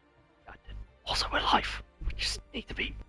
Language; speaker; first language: English; native; English